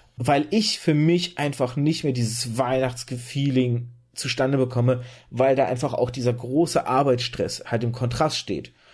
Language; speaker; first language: German; early bilingual, other home language; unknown